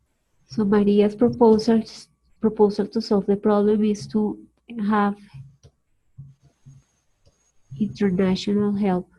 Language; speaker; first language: English; non-native, fluent; Spanish